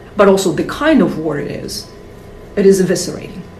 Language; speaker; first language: English; non-native, fluent; Russian